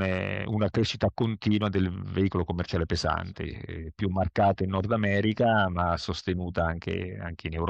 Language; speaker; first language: Italian; native; Italian